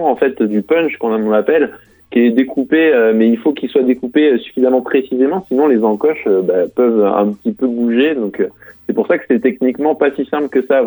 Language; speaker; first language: French; native; French